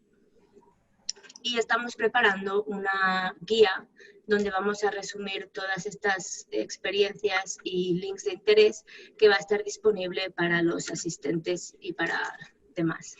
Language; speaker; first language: Spanish; native; Spanish